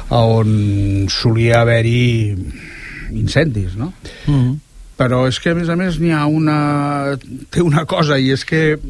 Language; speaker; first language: Catalan; native; Catalan